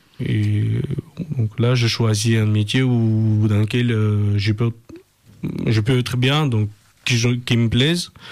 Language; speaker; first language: French; non-native, learner; Russian